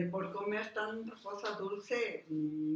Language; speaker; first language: Spanish; non-native, learner; Japanese